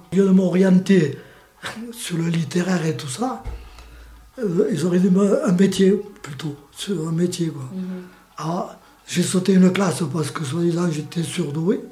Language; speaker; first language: French; early bilingual, other home language; Spanish